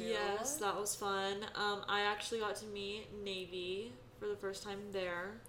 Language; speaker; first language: English; native; English